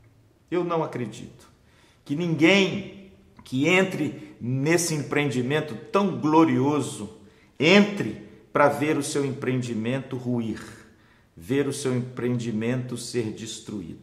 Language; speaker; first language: Portuguese; native; Portuguese